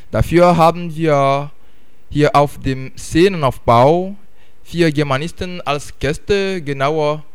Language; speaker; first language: German; non-native, fluent; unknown